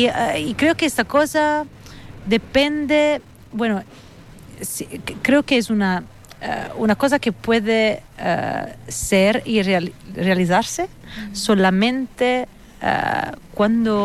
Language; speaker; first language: Spanish; non-native, fluent; Italian